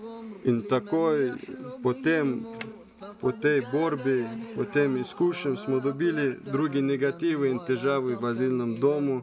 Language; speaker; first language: Slovenian; non-native, learner; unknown